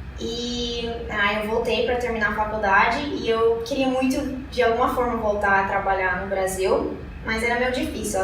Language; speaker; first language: Portuguese; non-native, fluent; English